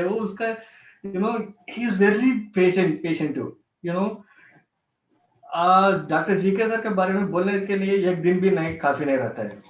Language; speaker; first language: Hindi; non-native, local second language; Telugu